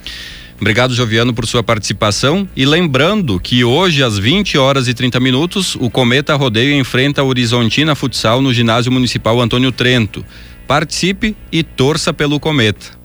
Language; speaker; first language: Portuguese; native; Portuguese